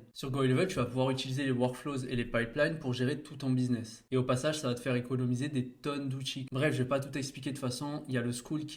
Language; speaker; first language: French; native; French